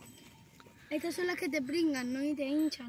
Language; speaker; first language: Spanish; native; Spanish